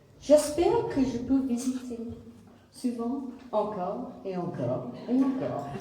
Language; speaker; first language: French; non-native, learner; English